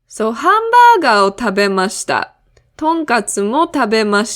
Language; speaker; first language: Japanese; non-native, fluent; English